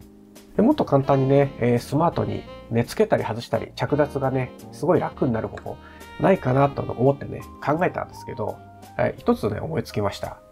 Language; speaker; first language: Japanese; native; Japanese